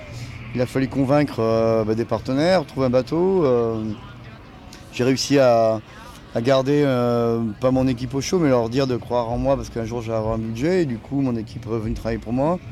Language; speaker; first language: French; native; French